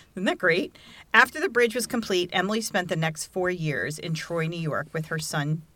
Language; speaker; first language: English; native; English